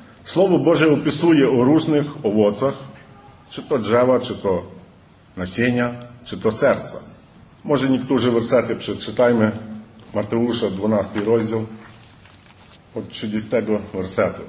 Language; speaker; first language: Polish; early bilingual, heritage; Polish